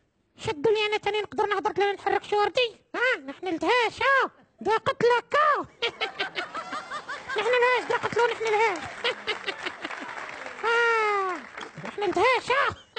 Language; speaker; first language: Arabic; native; Arabic